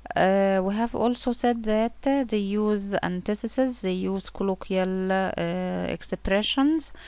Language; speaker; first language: English; non-native, fluent; Arabic